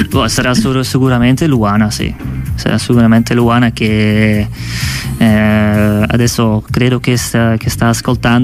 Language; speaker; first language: Italian; non-native, fluent; Dutch